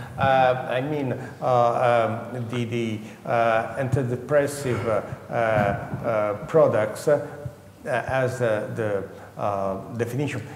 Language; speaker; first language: English; non-native, fluent; Italian